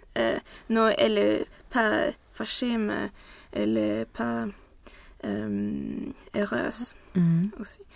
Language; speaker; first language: French; non-native, learner; Swedish